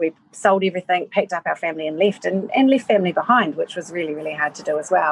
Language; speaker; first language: English; native; English